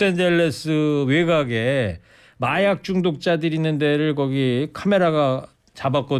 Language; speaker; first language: Korean; native; Korean